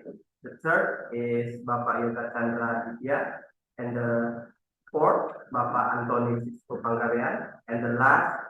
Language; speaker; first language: English; non-native, fluent; Indonesian